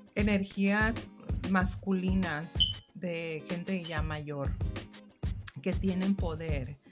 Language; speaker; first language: Spanish; non-native, fluent; English